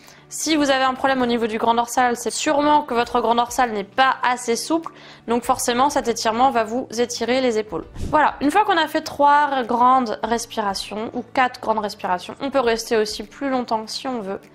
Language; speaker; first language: French; native; French